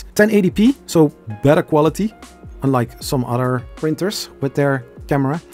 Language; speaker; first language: English; non-native, fluent; Dutch